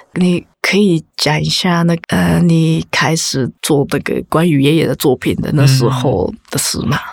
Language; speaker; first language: Chinese; non-native, fluent; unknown